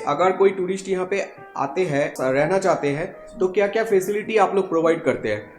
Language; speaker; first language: Hindi; non-native, local second language; Bangla